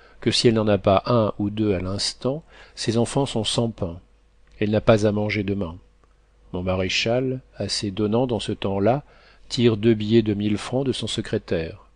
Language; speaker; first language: French; native; French